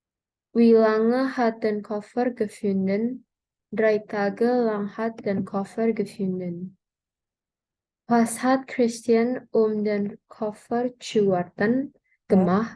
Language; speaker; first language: German; non-native, learner; Indonesian